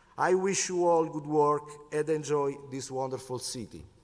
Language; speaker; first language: English; non-native, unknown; Italian